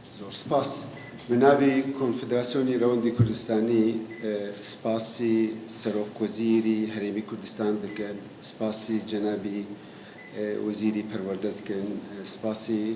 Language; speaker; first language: Central Kurdish; non-native, local second language; Kurdish